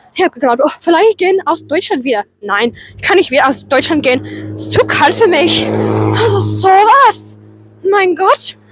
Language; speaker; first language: German; non-native, learner; English